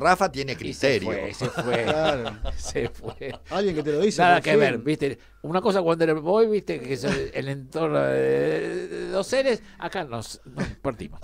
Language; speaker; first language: Spanish; native; Spanish